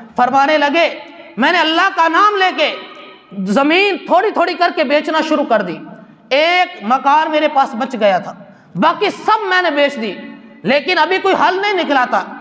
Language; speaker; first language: Urdu; non-native, local second language; Punjabi